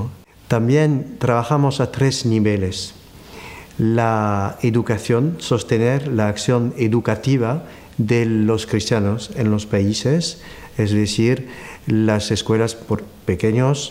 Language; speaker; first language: Spanish; non-native, fluent; French